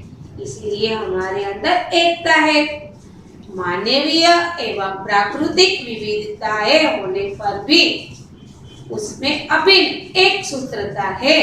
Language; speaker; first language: Hindi; non-native, local second language; Gujarati